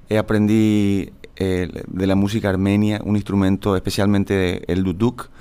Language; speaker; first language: Spanish; native; Spanish